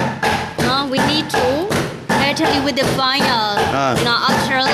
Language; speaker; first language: English; non-native, learner; Burmese